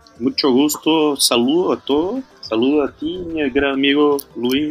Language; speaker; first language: Spanish; non-native, learner; Portuguese